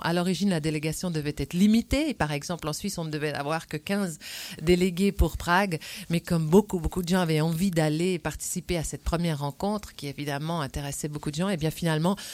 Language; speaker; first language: French; native; French